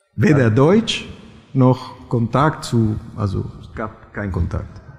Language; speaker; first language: German; non-native, fluent; Spanish